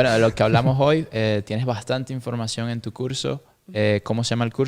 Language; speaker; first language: Spanish; native; Spanish